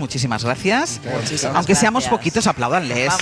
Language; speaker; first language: Spanish; native; Spanish